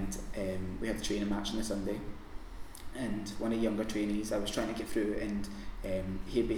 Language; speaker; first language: English; native; English